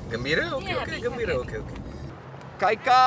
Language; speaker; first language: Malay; non-native, local second language; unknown